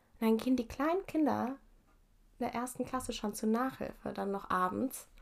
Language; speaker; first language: German; early bilingual, heritage; German